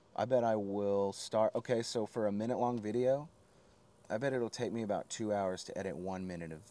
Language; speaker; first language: English; native; English